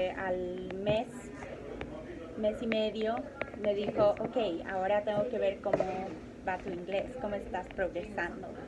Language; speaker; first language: Spanish; native; Spanish